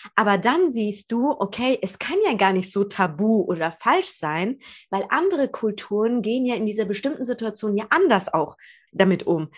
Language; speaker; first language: German; native; German